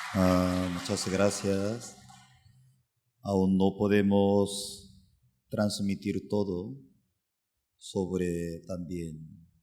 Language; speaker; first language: Spanish; non-native, fluent; Korean